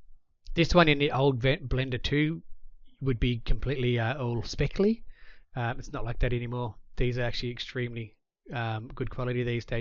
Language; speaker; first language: English; native; English